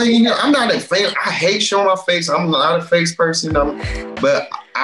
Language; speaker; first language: English; native; English